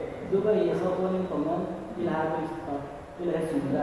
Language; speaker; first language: Korean; non-native, learner; Nepali